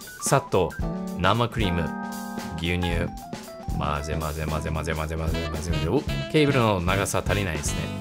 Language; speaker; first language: Japanese; non-native, fluent; English